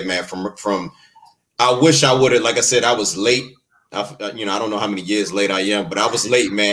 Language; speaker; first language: English; native; English